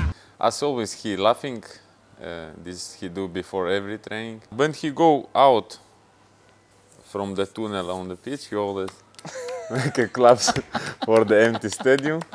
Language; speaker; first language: English; non-native, fluent; Russian